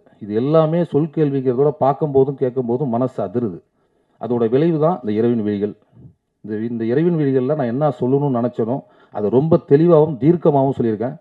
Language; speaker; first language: Tamil; native; Tamil